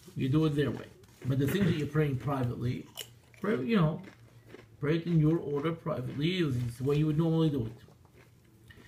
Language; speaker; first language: English; native; English